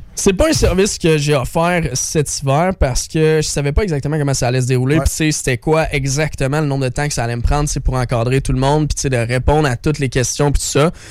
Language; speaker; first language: French; native; French